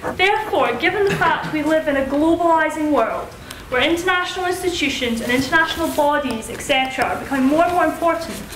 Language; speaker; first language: English; native; English